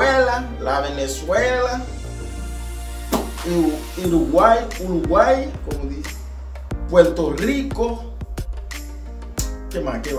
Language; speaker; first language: Spanish; non-native, learner; Haitian Creole